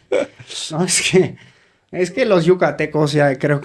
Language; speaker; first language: Spanish; native; Spanish